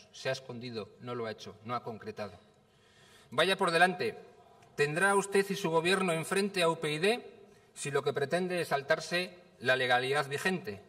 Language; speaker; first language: Spanish; native; Spanish